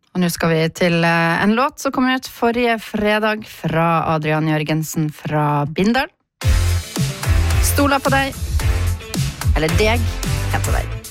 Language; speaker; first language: Norwegian; native; Norwegian